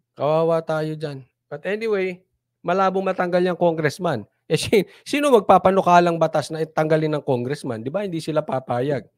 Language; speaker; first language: Filipino; native; Filipino